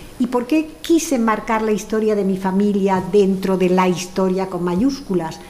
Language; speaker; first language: Spanish; early bilingual, other home language; French